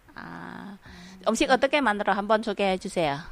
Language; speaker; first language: Korean; non-native, learner; Vietnamese